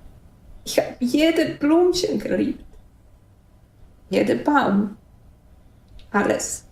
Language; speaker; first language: German; non-native, fluent; Bosnian